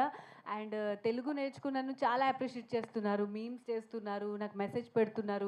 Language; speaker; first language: Telugu; non-native, learner; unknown